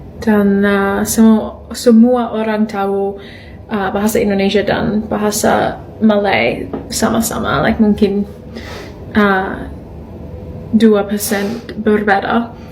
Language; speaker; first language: Indonesian; non-native, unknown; English